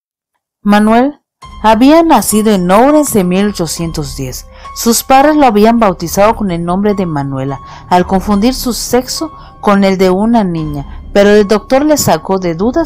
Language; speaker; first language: Spanish; native; Spanish